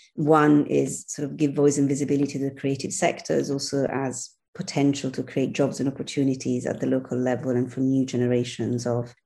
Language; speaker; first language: English; non-native, fluent; Italian